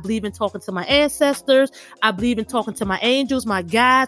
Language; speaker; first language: English; native; English